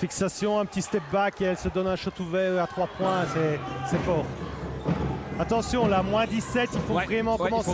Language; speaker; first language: French; native; French